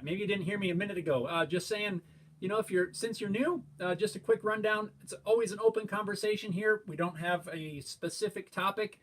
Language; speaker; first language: English; native; English